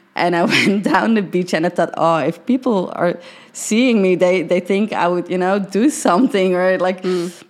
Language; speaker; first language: English; early bilingual, heritage; Dutch